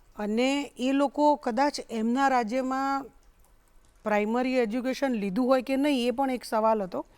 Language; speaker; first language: Gujarati; native; Gujarati